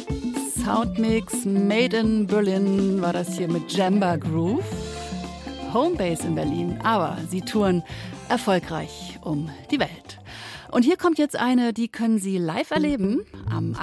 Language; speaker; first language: German; native; German